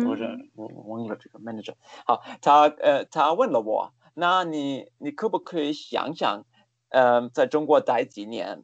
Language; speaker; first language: Chinese; non-native, fluent; German